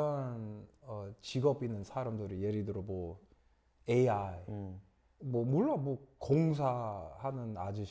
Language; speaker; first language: Korean; early bilingual, other home language; English